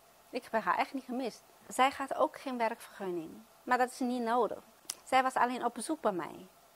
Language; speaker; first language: Dutch; non-native, fluent; Chinese